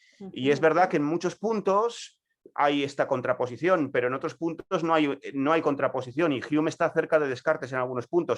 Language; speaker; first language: Spanish; native; Spanish